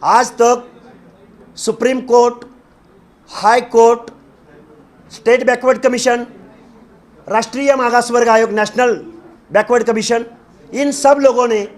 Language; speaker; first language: Hindi; non-native, local second language; Marathi